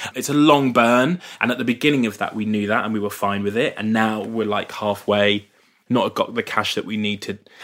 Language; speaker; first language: English; native; English